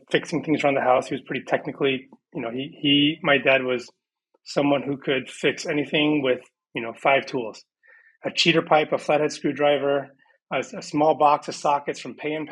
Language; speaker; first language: English; early bilingual, other home language; Persian